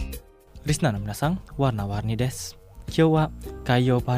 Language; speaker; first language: Japanese; non-native, fluent; Indonesian